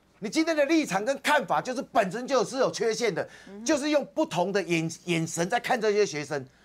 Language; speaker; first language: Chinese; native; Chinese